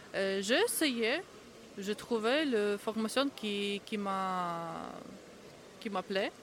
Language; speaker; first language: French; non-native, learner; Ukrainian